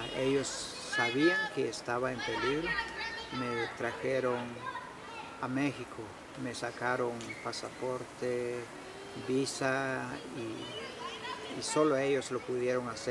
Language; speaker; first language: Spanish; non-native, local second language; Kʼicheʼ